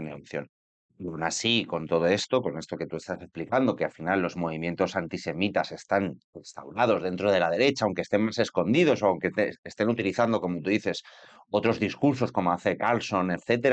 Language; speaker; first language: Spanish; native; Spanish